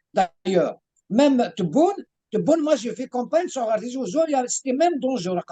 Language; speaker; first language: French; non-native, local second language; Kabyle